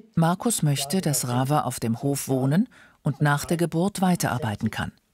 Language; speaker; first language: German; native; German